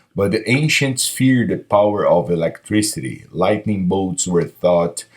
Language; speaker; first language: English; non-native, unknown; Portuguese